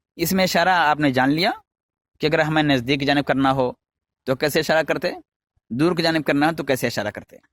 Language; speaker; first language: Urdu; native; Urdu